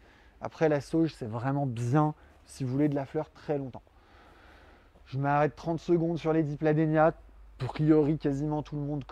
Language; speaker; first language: French; native; French